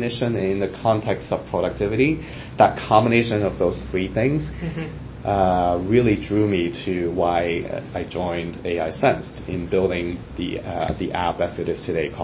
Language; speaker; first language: English; non-native, local second language; Cantonese